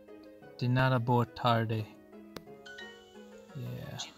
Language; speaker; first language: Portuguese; non-native, learner; English